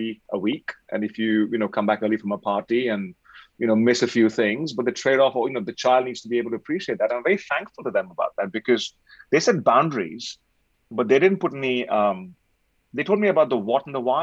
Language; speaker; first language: English; non-native, local second language; Hindi